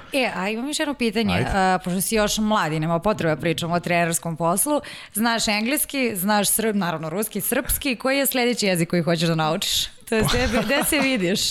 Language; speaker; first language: Serbian; native; Serbian